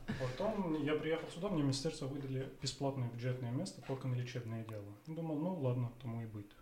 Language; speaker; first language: Russian; non-native, fluent; Arabic